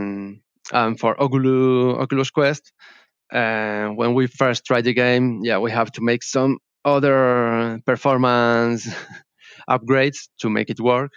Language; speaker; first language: English; non-native, learner; Spanish